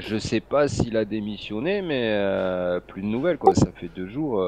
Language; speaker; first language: French; native; French